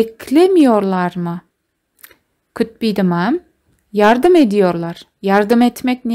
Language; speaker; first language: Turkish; non-native, fluent; Kazakh